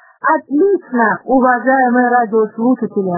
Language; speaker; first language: Russian; non-native, fluent; Chinese